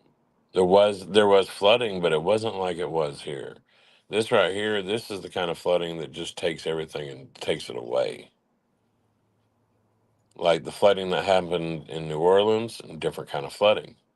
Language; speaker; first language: English; native; English